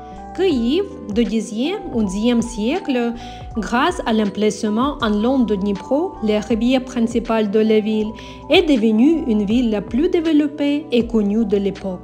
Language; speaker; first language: French; non-native, learner; Ukrainian